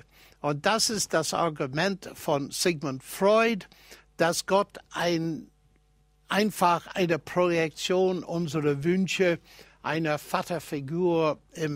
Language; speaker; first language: German; non-native, fluent; English